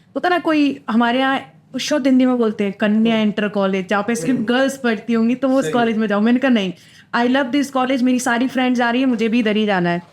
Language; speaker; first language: Hindi; native; Hindi